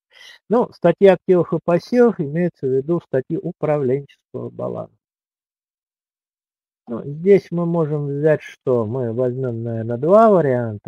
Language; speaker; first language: Russian; native; Russian